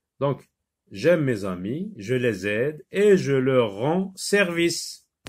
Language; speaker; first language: French; non-native, local second language; Arabic